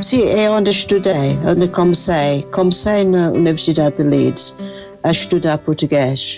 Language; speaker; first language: Portuguese; non-native, fluent; English